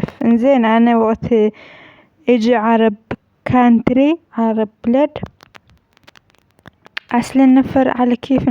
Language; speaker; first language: Arabic; non-native, learner; Amharic